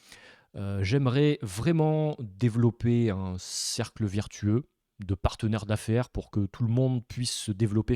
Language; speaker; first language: French; native; French